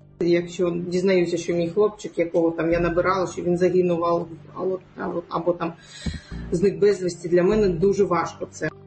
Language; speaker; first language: Ukrainian; non-native, local second language; Crimean Tatar